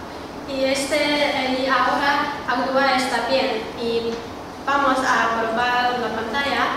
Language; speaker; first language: Spanish; non-native, learner; Chinese